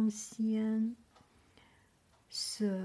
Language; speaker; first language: French; non-native, learner; Chinese